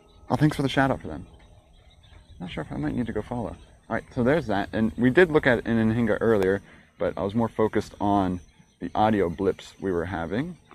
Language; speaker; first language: English; native; English